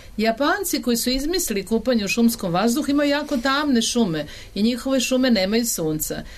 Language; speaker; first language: Serbian; native; Serbian